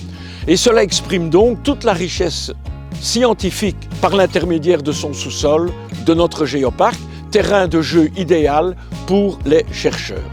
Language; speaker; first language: French; native; French